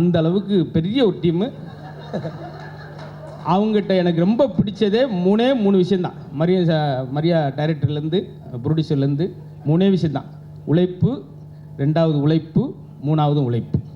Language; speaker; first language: Tamil; native; Tamil